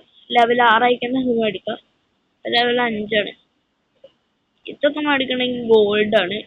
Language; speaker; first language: Malayalam; native; Malayalam